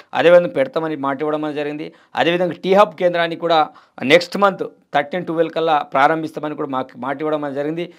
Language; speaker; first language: Telugu; non-native, local second language; Gondi